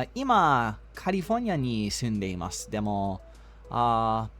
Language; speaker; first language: Japanese; non-native, learner; English